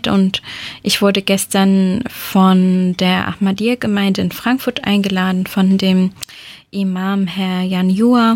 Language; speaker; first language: German; early bilingual, other home language; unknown